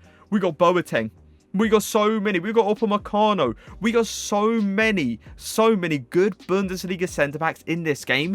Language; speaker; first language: English; native; English